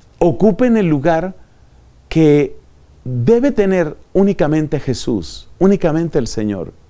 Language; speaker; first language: Spanish; native; Spanish